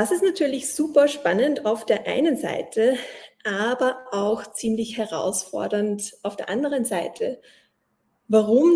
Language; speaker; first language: German; native; German